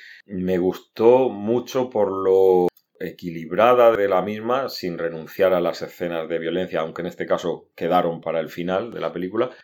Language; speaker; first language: Spanish; native; Spanish